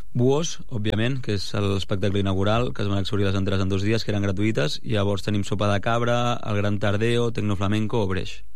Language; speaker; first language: Catalan; non-native, local second language; Spanish